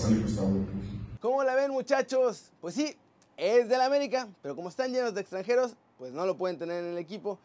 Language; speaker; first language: Spanish; native; Spanish